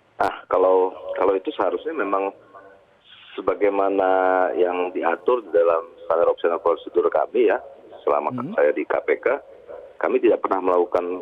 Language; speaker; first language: Indonesian; native; Indonesian